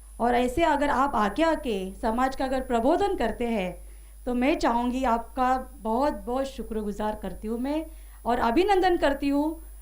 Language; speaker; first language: Hindi; non-native, local second language; Marathi